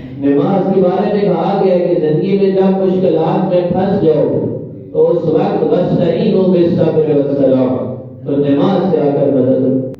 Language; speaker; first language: Urdu; non-native, local second language; Punjabi